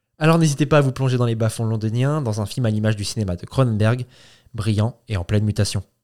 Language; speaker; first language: French; native; French